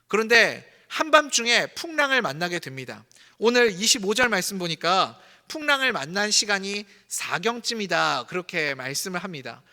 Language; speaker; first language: Korean; native; Korean